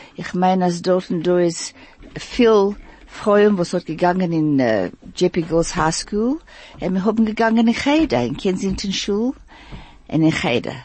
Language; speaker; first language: Yiddish; early bilingual, heritage; Yiddish